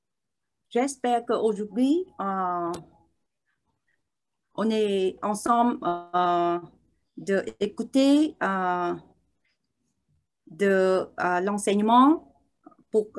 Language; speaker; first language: French; non-native, learner; Vietnamese